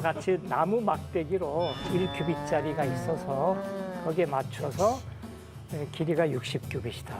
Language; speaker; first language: Korean; native; Korean